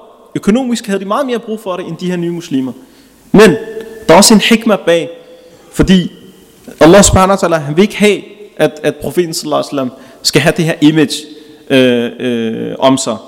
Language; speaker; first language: Danish; early bilingual, other home language; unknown